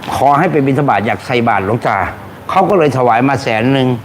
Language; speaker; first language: Thai; native; Thai